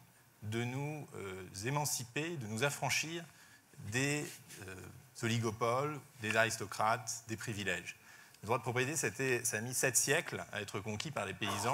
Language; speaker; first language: French; native; French